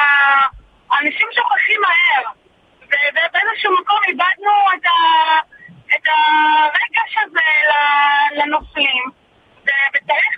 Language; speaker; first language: Hebrew; native; Hebrew